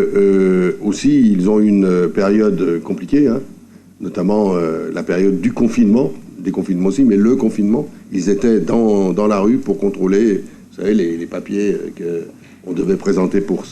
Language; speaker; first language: French; native; French